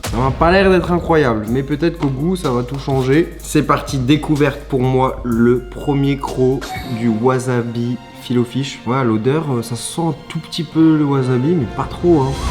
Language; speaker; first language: French; native; French